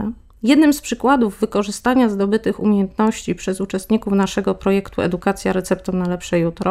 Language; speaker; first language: Polish; native; Polish